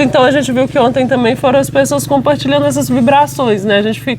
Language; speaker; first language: Portuguese; native; Portuguese